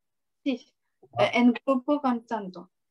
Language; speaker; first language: Spanish; non-native, learner; French